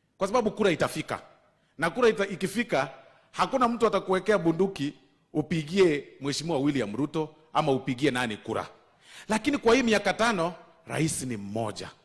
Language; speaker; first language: Swahili; non-native, local second language; Gusii